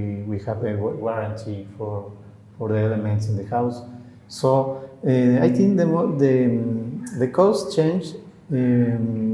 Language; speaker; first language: English; non-native, learner; Spanish